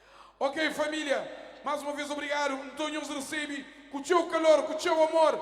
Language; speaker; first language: Portuguese; non-native, local second language; Kabuverdianu